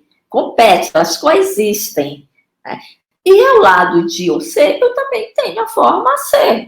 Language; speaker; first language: Portuguese; native; Portuguese